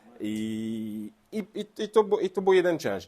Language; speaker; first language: Polish; non-native, learner; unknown